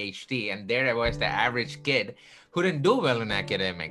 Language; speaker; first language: English; non-native, local second language; Tamil